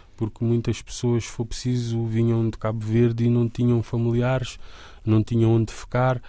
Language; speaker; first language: Portuguese; native; Portuguese